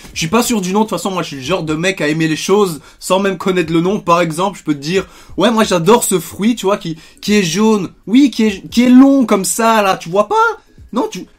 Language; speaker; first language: French; native; French